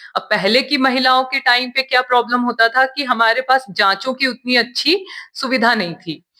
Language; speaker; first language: Hindi; native; Hindi